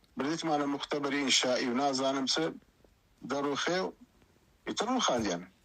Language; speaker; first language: Central Kurdish; native; Central Kurdish